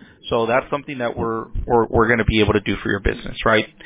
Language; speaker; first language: English; early bilingual, other home language; Spanish